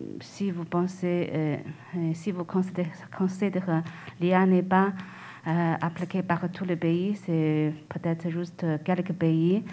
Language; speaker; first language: French; non-native, learner; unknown